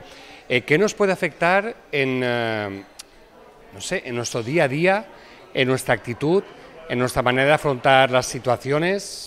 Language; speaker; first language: Spanish; non-native, local second language; Catalan